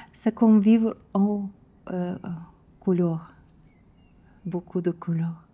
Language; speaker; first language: French; non-native, learner; Ukrainian